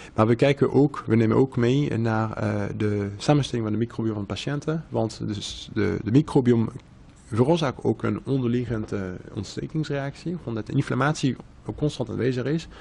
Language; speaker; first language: Dutch; non-native, fluent; French